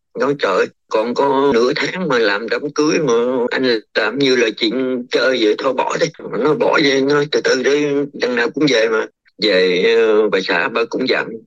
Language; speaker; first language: Vietnamese; native; Vietnamese